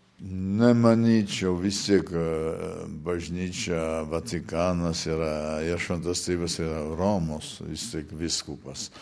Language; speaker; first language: Lithuanian; early bilingual, heritage; Lithuanian